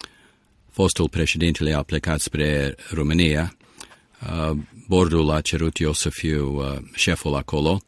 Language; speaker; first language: Romanian; early bilingual, heritage; Romanian